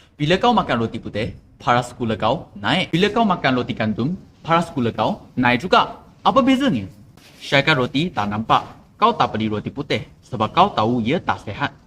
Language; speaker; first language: Malay; native; Malay